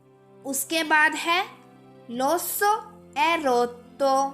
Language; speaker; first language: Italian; non-native, fluent; Urdu